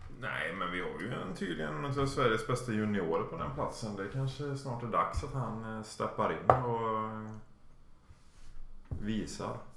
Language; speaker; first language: Swedish; native; Swedish